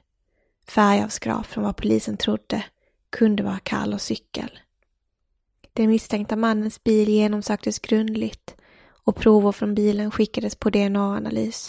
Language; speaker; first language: Swedish; native; Swedish